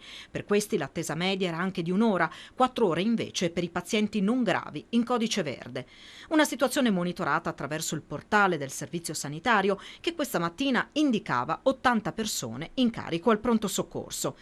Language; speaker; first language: Italian; native; Italian